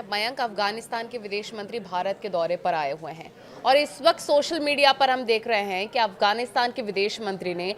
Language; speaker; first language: Hindi; native; Hindi